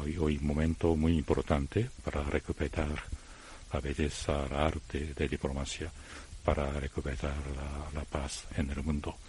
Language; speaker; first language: Spanish; non-native, fluent; Japanese